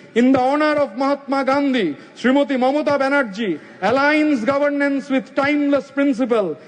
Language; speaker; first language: English; non-native, local second language; Bangla